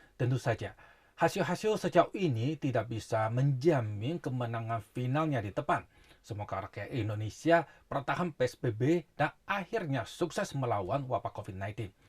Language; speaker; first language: Indonesian; non-native, fluent; Chinese